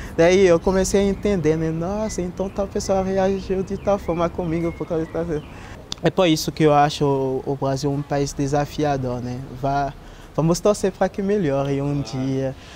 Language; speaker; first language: Portuguese; non-native, fluent; French